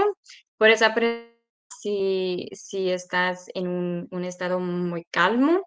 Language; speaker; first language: Spanish; non-native, fluent; English